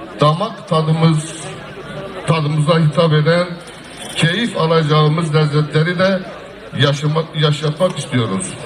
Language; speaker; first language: Turkish; native; Turkish